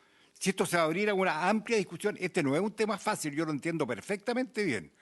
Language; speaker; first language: Spanish; native; Spanish